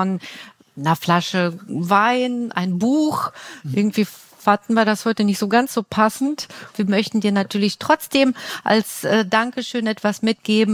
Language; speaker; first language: German; native; German